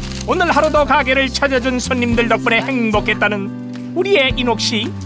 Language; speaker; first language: Korean; native; Korean